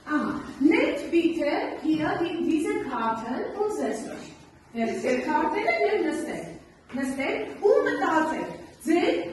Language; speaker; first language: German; non-native, learner; Armenian